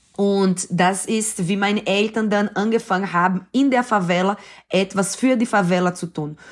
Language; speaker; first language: German; non-native, fluent; Portuguese